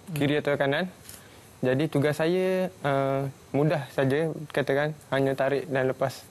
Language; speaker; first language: Malay; native; Malay